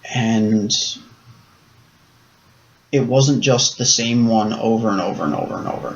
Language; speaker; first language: English; native; English